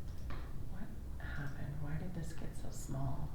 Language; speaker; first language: English; native; English